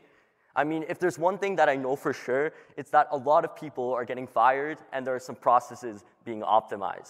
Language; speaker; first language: English; native; English